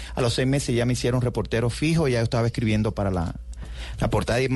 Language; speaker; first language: Spanish; native; Spanish